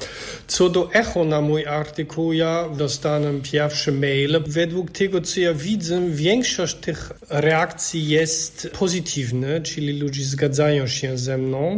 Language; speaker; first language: Polish; non-native, fluent; German